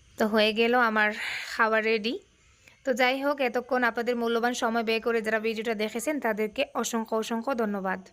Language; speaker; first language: Bangla; native; Bangla